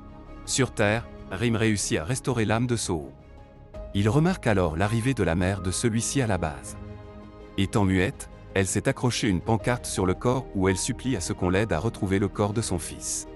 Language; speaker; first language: French; native; French